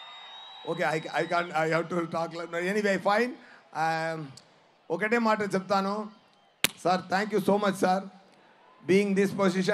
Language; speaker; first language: Telugu; non-native, fluent; Tamil